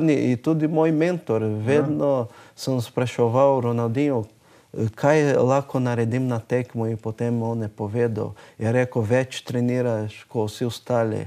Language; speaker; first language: Slovenian; non-native, learner; Portuguese